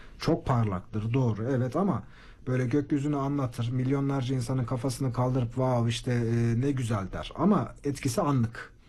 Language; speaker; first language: Turkish; native; Turkish